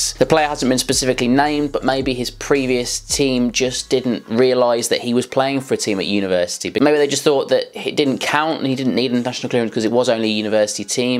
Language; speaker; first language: English; native; English